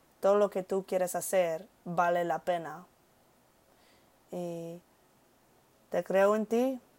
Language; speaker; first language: Spanish; early bilingual, heritage; English